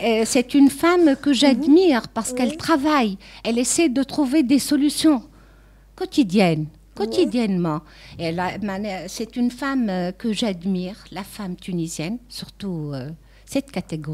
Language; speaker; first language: French; non-native, local second language; Arabic